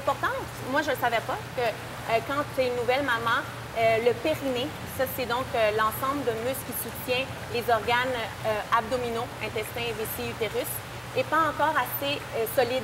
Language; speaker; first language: French; native; French